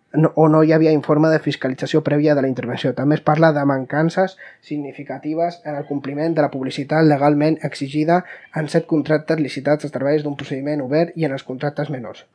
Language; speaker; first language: Catalan; non-native, local second language; Spanish